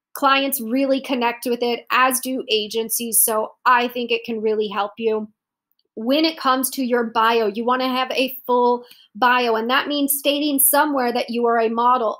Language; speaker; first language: English; native; English